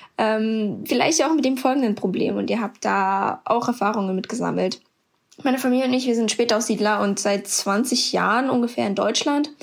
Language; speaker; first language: German; early bilingual, other home language; Russian